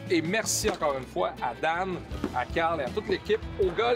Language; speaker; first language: French; native; French